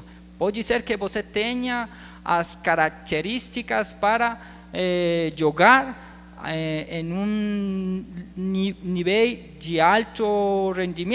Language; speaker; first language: Portuguese; non-native, learner; Spanish